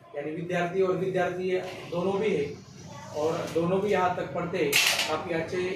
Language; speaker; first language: Hindi; non-native, local second language; Marathi